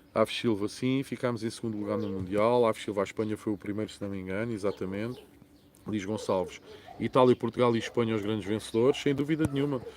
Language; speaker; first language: Portuguese; native; Portuguese